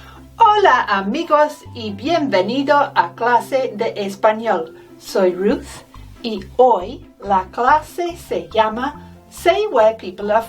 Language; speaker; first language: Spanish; non-native, fluent; English